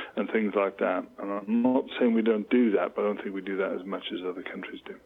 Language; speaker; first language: English; native; English